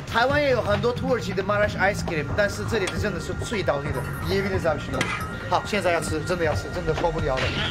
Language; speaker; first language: Chinese; non-native, fluent; Turkish